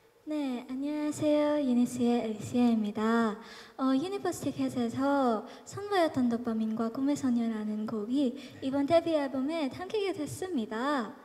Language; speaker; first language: Korean; non-native, learner; Filipino